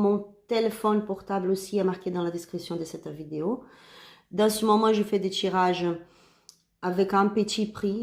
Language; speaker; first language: French; non-native, learner; Spanish